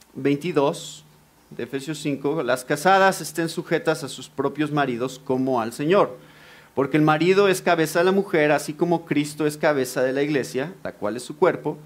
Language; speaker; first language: Spanish; native; Spanish